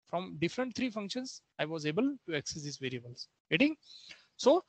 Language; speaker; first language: English; non-native, local second language; Marathi